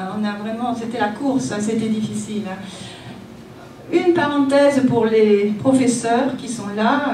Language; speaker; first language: French; native; French